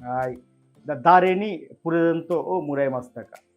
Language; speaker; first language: Japanese; non-native, fluent; Bangla